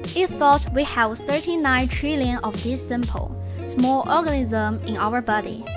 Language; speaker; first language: English; non-native, fluent; Chinese